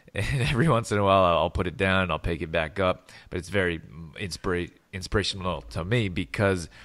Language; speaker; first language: English; native; English